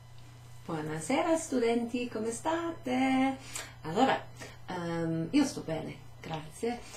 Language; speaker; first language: Italian; non-native, fluent; English